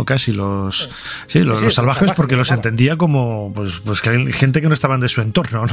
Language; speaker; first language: Spanish; native; Spanish